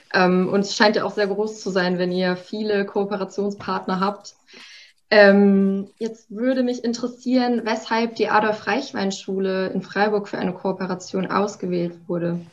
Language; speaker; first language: German; native; German